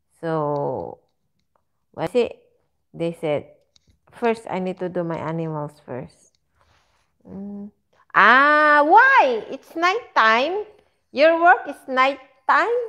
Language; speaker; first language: English; non-native, learner; Filipino